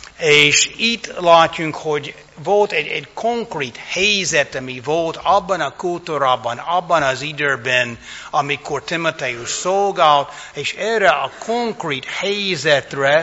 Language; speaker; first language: Hungarian; non-native, fluent; English